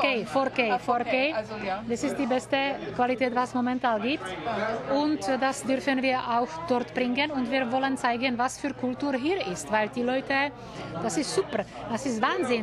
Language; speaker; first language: German; non-native, learner; Czech